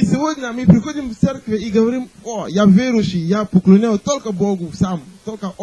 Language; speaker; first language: Russian; non-native, fluent; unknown